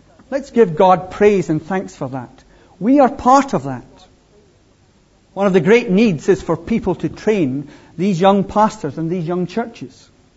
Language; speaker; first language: English; native; English